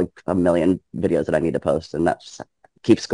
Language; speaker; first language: English; native; English